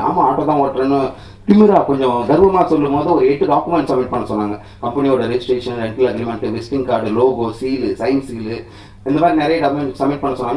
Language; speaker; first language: Tamil; native; Tamil